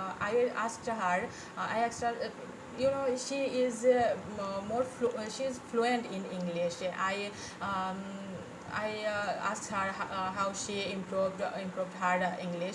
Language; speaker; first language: English; non-native, fluent; Bangla